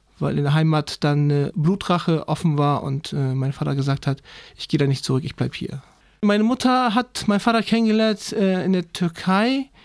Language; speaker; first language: German; early bilingual, other home language; Turkish